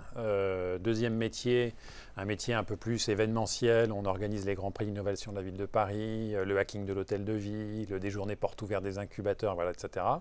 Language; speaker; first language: French; native; French